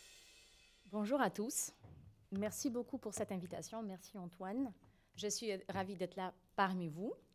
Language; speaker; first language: French; non-native, fluent; Polish